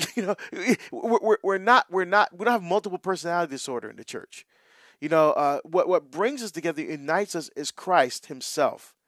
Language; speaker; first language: English; native; English